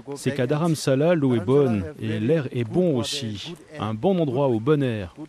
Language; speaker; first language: French; non-native, fluent; Chinese